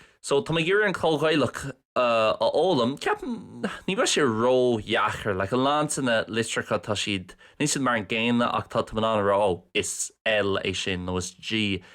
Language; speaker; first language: Irish; non-native, local second language; English